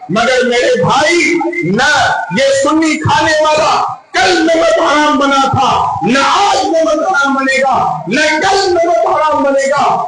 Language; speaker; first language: Urdu; non-native, local second language; Sindhi